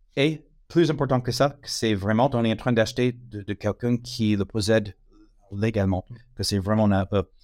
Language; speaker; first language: French; non-native, fluent; English